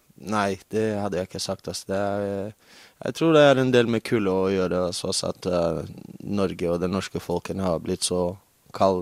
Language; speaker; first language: Norwegian; non-native, fluent; English